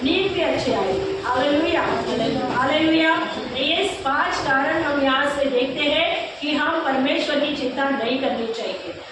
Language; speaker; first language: Hindi; non-native, local second language; Marathi